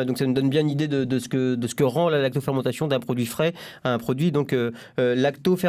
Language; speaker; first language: French; native; French